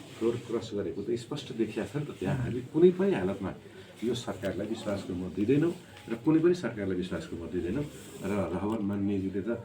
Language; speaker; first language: Nepali; non-native, local second language; Maithili